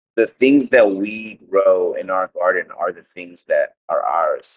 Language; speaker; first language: English; native; English